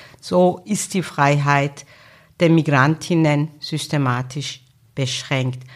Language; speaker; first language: German; non-native, fluent; Turkish